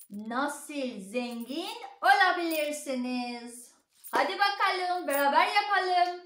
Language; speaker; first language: Turkish; non-native, learner; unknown